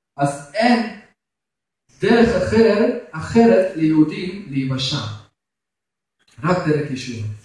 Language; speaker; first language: Hebrew; non-native, fluent; Russian